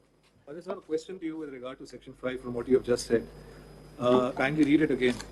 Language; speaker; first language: English; non-native, local second language; Urdu